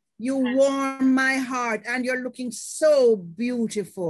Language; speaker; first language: English; native; English